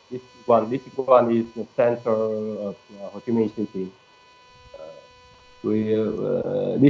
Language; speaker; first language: English; non-native, learner; Vietnamese